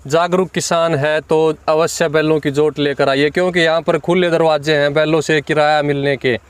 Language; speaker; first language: Hindi; native; Hindi